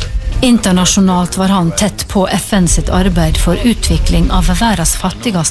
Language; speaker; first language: Norwegian; native; Norwegian